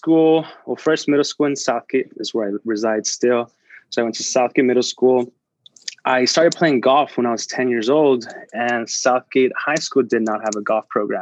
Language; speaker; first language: English; early bilingual, other home language; Spanish